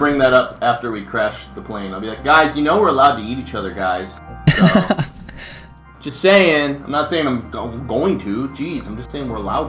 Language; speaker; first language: English; native; English